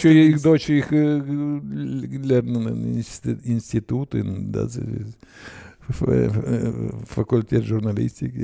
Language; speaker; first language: German; non-native, learner; Russian